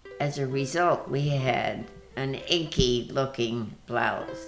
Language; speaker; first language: English; native; English